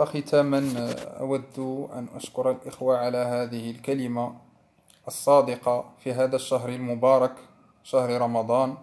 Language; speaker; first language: Arabic; native; Arabic